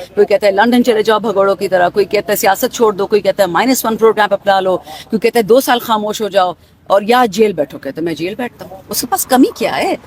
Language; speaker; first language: Urdu; non-native, local second language; Pashto